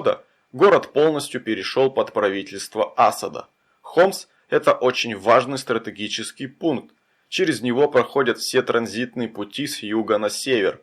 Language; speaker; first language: Russian; native; Russian